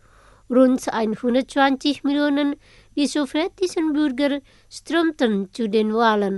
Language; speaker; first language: German; non-native, fluent; Indonesian